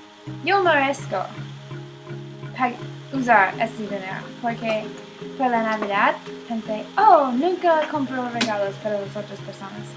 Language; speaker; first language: Spanish; non-native, learner; English